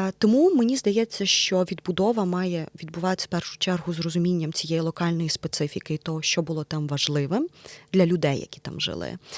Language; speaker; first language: Ukrainian; native; Ukrainian